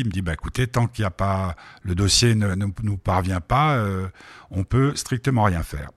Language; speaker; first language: French; native; French